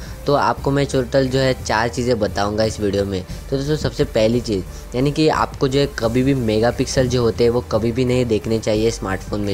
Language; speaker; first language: Hindi; native; Hindi